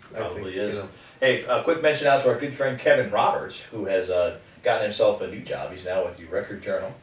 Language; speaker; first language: English; native; English